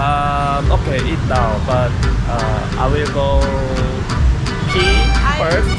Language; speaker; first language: English; non-native, learner; Korean